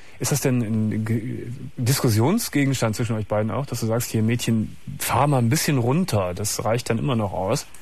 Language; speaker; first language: German; native; German